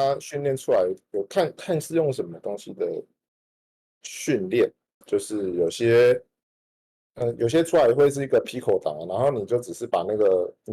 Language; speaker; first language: Chinese; native; Chinese